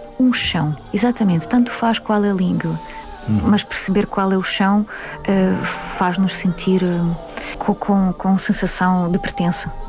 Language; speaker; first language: Portuguese; non-native, fluent; Russian